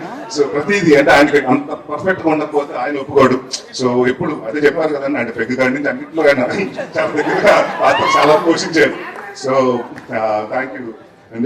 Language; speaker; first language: Telugu; native; Telugu